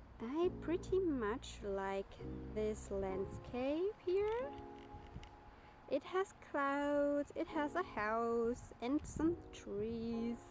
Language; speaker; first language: English; non-native, fluent; German